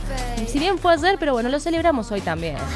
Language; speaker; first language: Spanish; native; Spanish